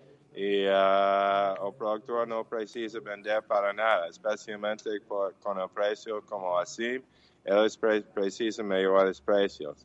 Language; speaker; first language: Portuguese; non-native, fluent; English